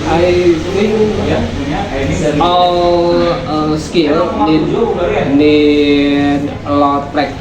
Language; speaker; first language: English; non-native, learner; Indonesian